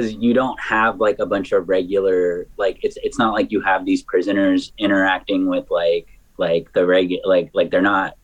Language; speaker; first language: English; native; English